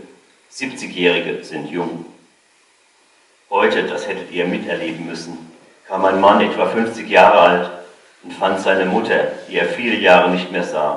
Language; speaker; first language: German; native; German